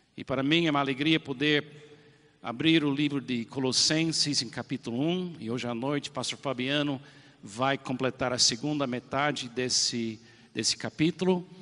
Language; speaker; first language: Portuguese; non-native, fluent; English